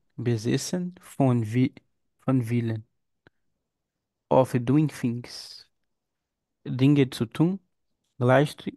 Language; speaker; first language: German; non-native, learner; Portuguese